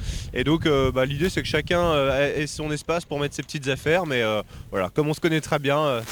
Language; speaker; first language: French; native; French